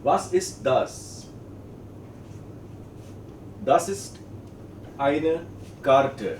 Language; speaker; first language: German; non-native, fluent; Marathi